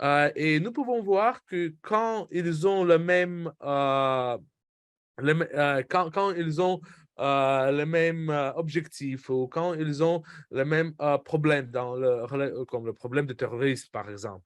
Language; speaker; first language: French; non-native, fluent; Russian